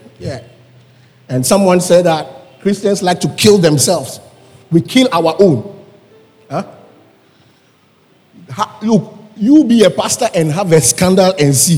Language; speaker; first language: English; non-native, local second language; Akan